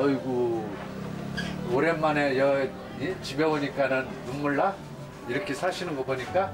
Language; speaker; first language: Korean; native; Korean